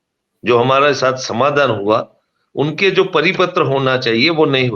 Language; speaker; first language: Hindi; non-native, local second language; Gujarati